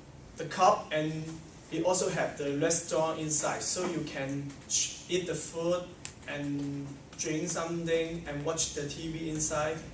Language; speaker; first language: English; non-native, learner; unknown